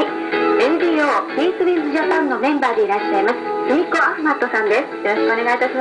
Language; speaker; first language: Japanese; native; Japanese